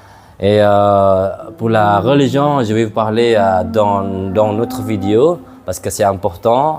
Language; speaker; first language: French; non-native, fluent; Madurese